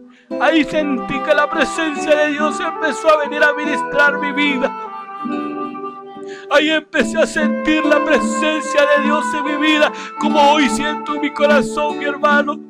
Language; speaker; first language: Spanish; native; Spanish